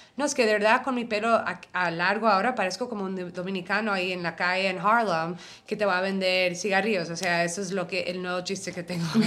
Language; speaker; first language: Spanish; early bilingual, heritage; Spanish